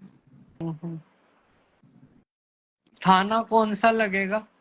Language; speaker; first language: Hindi; native; Hindi